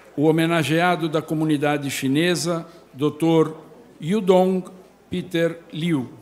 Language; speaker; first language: Portuguese; native; Portuguese